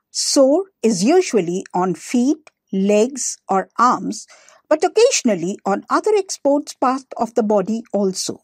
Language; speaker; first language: English; non-native, local second language; Hindi